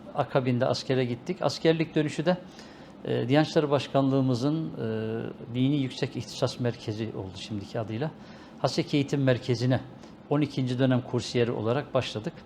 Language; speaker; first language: Turkish; native; Turkish